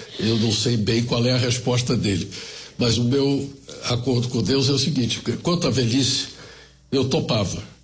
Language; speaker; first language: Portuguese; early bilingual, other home language; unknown